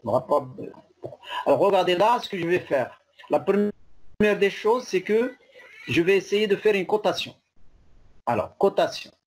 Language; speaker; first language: French; non-native, local second language; Arabic